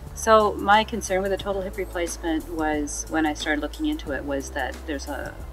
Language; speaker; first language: English; native; English